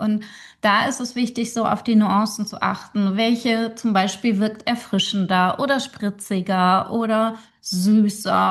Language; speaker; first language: German; native; German